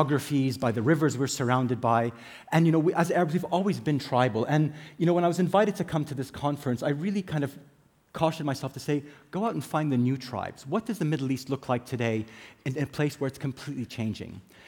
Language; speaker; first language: English; native; English